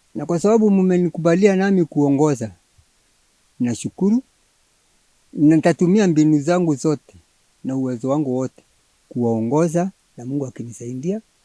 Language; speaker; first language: Swahili; non-native, local second language; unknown